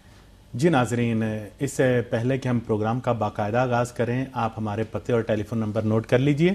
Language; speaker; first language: Urdu; native; Urdu